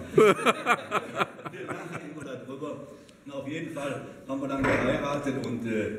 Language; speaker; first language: German; native; German